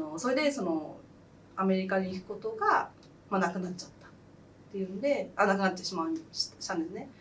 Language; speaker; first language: Japanese; early bilingual, other home language; Khmer